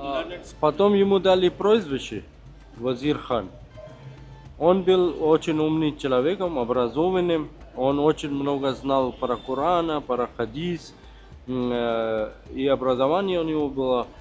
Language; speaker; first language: Russian; non-native, fluent; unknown